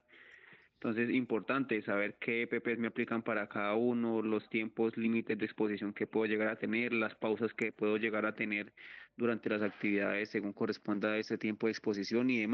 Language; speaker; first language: Spanish; native; Spanish